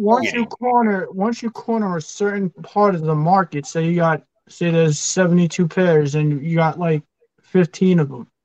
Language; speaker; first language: English; native; English